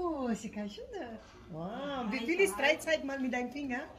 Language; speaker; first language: German; non-native, learner; Filipino